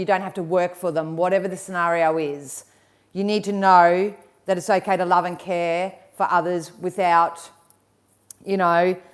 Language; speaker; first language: English; native; English